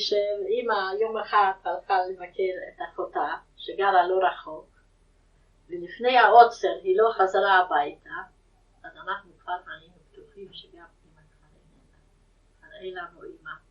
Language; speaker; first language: Hebrew; non-native, fluent; Yiddish